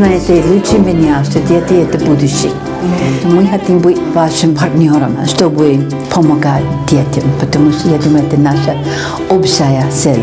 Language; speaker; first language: Russian; non-native, fluent; English